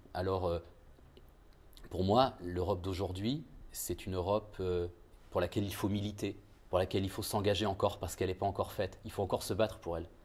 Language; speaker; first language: French; native; French